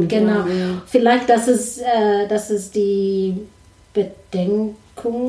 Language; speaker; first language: German; non-native, learner; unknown